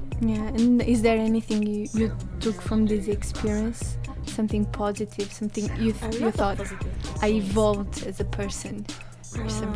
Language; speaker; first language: English; non-native, learner; Portuguese